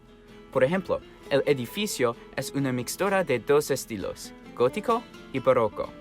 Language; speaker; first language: Spanish; non-native, learner; English